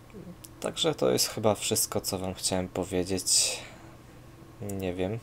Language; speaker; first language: Polish; native; Polish